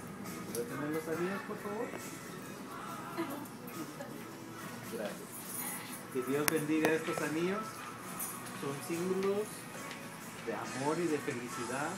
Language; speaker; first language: Spanish; early bilingual, heritage; Spanish